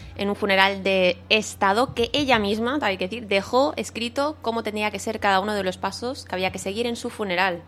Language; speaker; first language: Spanish; non-native, local second language; Catalan